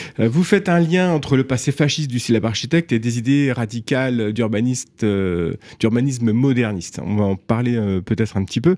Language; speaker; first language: French; native; French